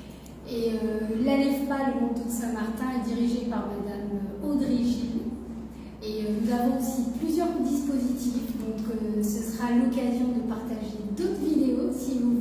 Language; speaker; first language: French; native; French